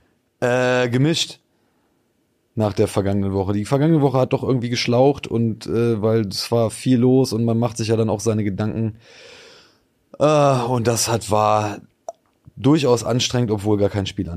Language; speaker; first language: German; native; German